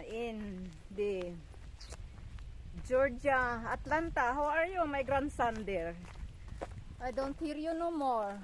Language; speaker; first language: English; non-native, learner; Cebuano